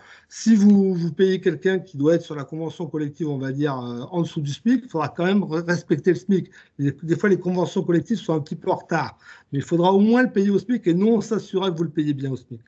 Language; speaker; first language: French; native; French